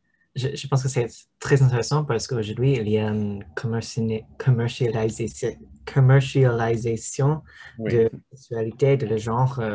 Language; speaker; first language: French; non-native, learner; English